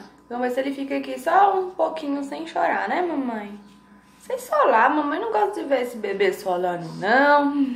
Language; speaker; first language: Portuguese; native; Portuguese